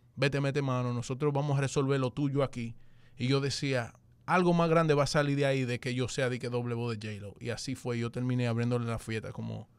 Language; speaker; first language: Spanish; early bilingual, heritage; Spanish